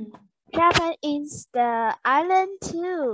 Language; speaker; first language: English; non-native, learner; Vietnamese